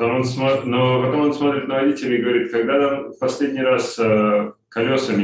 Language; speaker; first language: Russian; native; Russian